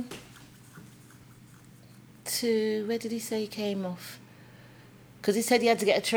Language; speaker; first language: English; native; English